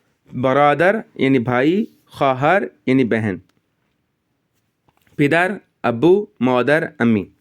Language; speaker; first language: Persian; non-native, fluent; Urdu